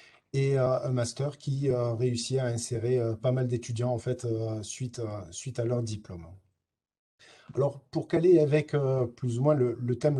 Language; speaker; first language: French; native; French